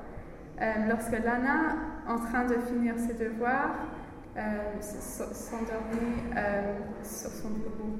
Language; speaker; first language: French; non-native, learner; English